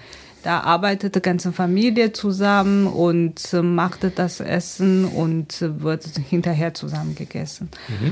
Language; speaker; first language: German; non-native, fluent; Chinese